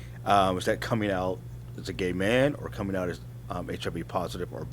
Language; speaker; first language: English; native; English